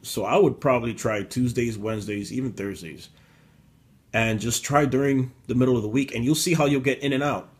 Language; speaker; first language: English; native; English